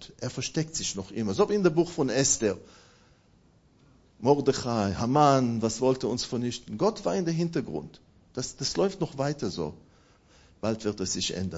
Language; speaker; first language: German; non-native, fluent; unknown